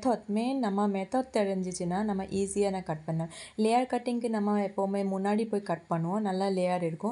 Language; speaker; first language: Tamil; non-native, fluent; Assamese